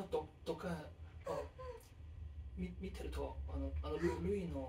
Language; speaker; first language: Japanese; non-native, fluent; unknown